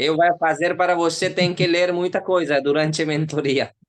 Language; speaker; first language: Portuguese; non-native, learner; Hindi